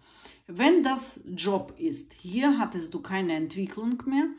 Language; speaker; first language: German; non-native, fluent; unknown